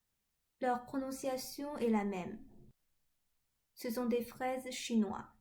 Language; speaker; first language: French; non-native, fluent; Chinese